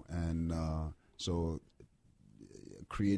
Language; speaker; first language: English; non-native, fluent; French